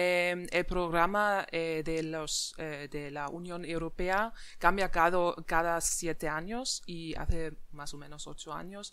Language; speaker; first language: Spanish; non-native, fluent; German